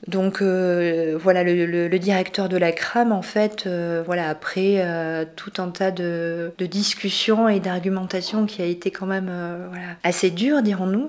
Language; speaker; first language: French; native; French